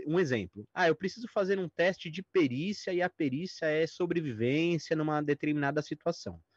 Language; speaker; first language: Portuguese; native; Portuguese